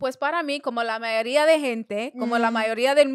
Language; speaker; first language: Spanish; non-native, learner; English